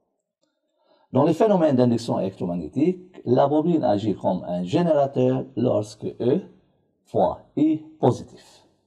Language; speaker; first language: French; non-native, local second language; Arabic